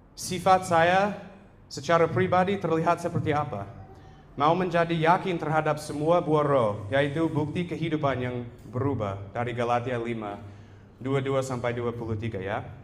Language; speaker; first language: Indonesian; non-native, fluent; English